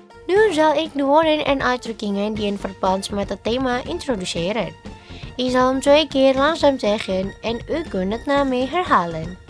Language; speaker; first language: Dutch; non-native, learner; Indonesian